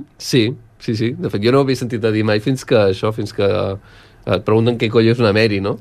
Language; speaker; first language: Catalan; native; Catalan